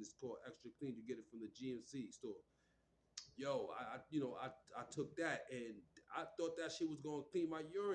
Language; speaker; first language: English; native; English